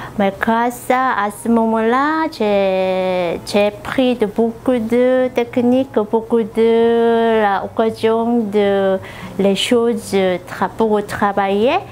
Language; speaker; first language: French; non-native, learner; Korean